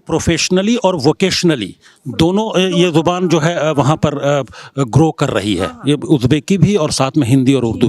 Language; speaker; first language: Hindi; native; Hindi